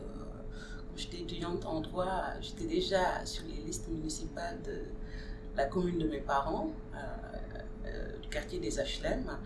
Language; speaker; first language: French; non-native, local second language; Wolof